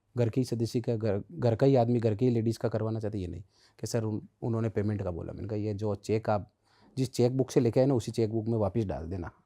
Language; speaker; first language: Hindi; native; Hindi